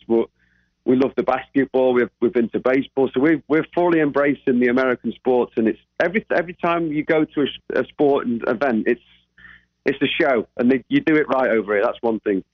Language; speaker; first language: English; native; English